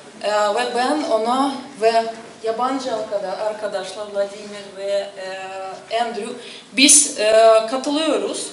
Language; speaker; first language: Turkish; non-native, learner; Russian